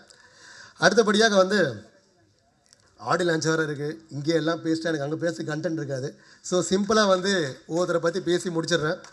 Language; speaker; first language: Tamil; native; Tamil